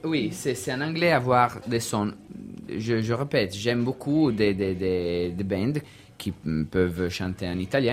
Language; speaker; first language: French; non-native, learner; Italian